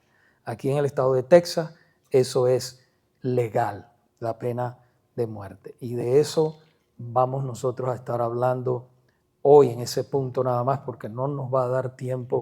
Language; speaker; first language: Spanish; native; Spanish